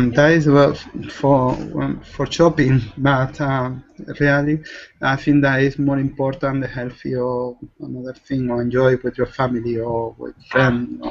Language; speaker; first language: English; non-native, learner; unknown